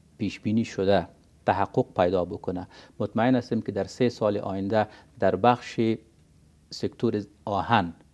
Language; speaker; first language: Persian; native; Persian